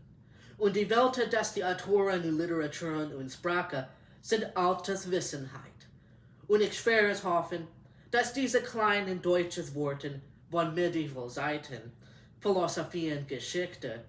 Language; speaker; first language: German; non-native, learner; English